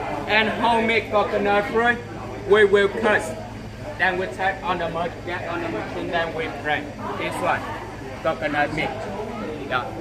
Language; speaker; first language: English; non-native, fluent; Vietnamese